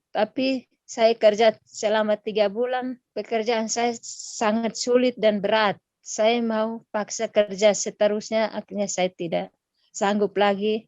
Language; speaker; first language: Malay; non-native, local second language; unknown